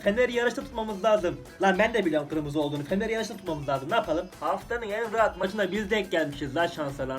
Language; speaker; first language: Turkish; native; Turkish